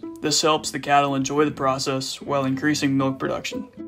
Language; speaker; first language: English; native; English